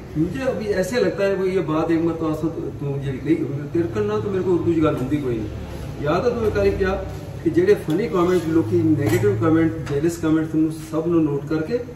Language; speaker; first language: Urdu; non-native, local second language; Punjabi